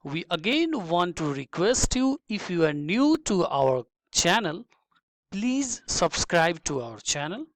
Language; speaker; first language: English; non-native, local second language; Nepali